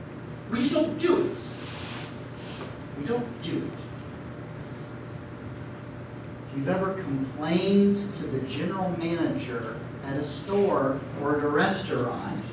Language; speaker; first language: English; native; English